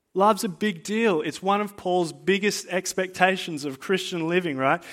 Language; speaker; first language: English; native; English